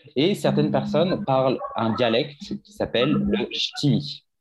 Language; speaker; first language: French; native; French